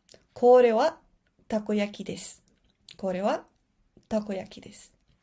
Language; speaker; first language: Japanese; non-native, fluent; Spanish